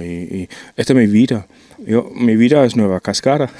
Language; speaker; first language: Spanish; non-native, learner; German